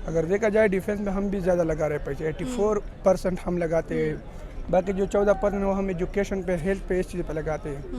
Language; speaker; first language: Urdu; non-native, local second language; Pashto